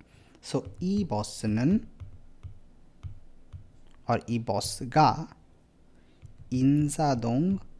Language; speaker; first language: Korean; non-native, fluent; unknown